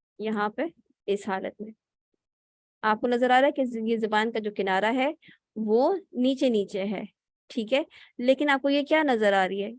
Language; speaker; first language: Urdu; native; Urdu